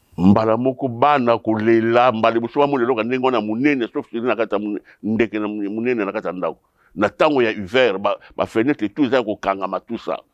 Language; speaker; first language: Lingala; non-native, local second language; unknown